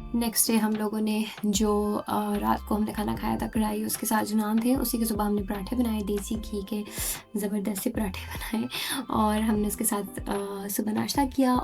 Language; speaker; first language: Urdu; native; Urdu